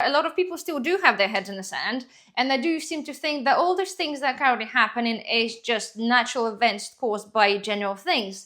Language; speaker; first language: English; non-native, fluent; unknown